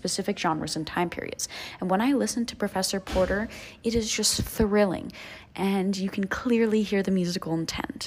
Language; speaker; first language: English; native; English